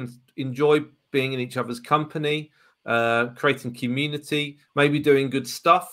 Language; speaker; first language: English; native; English